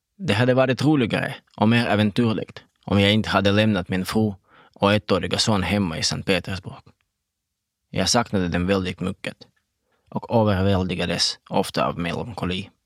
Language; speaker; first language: Swedish; non-native, fluent; Russian